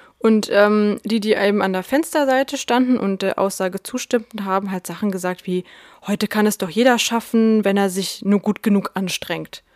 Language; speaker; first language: German; early bilingual, other home language; Russian